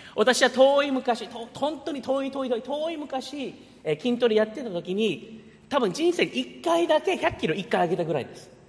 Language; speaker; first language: Japanese; early bilingual, heritage; Japanese